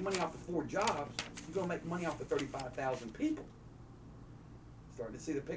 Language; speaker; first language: English; native; English